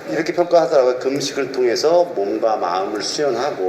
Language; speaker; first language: Korean; native; Korean